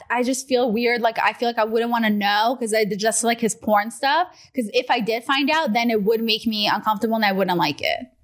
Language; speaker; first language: English; non-native, fluent; Russian